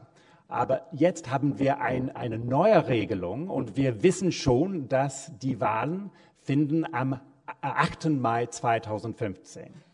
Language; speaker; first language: German; non-native, fluent; English